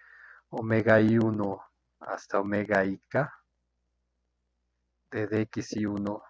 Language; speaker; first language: Spanish; native; Spanish